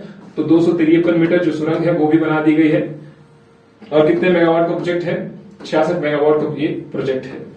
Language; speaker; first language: Hindi; native; Hindi